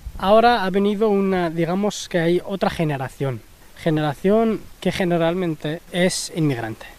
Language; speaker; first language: Spanish; early bilingual, other home language; Arabic